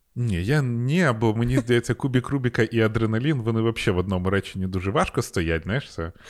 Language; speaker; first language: Ukrainian; non-native, local second language; Russian